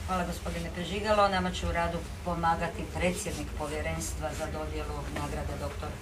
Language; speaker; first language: Croatian; native; Croatian